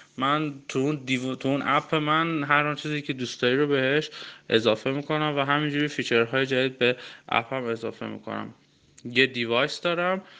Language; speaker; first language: Persian; non-native, local second language; Armenian